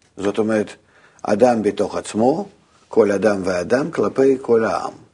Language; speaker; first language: Hebrew; non-native, fluent; Russian